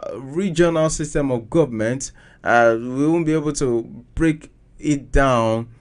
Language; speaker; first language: English; non-native, local second language; Yoruba